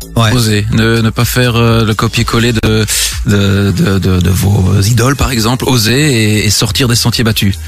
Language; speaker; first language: French; native; French